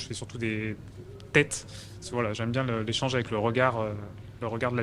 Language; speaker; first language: French; native; French